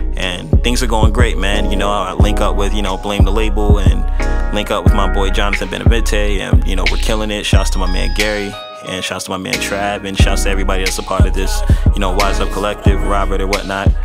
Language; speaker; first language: English; native; English